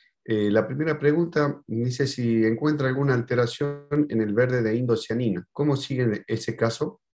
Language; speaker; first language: Spanish; native; Spanish